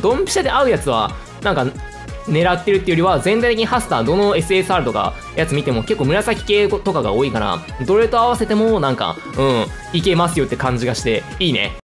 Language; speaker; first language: Japanese; native; Japanese